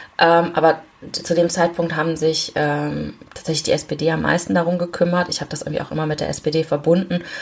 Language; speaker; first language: German; early bilingual, other home language; Korean